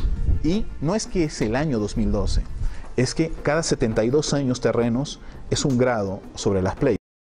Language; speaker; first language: Spanish; native; Spanish